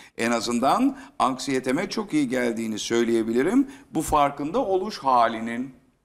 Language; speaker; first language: Turkish; native; Turkish